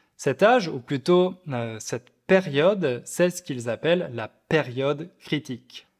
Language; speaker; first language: French; native; French